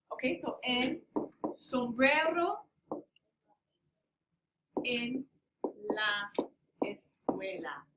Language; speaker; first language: Spanish; non-native, fluent; English